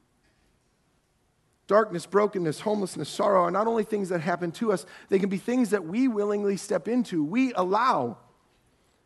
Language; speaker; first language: English; native; English